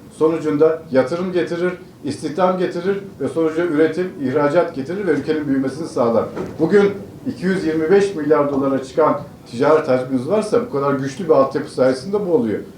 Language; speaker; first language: Turkish; native; Turkish